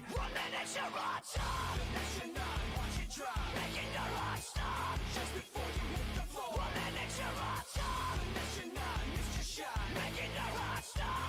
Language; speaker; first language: English; native; English